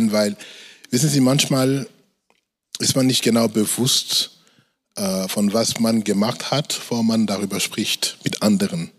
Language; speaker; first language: German; non-native, fluent; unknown